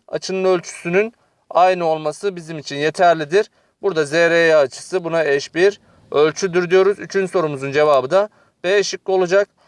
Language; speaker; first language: Turkish; native; Turkish